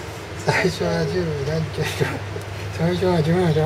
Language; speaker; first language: Japanese; native; Japanese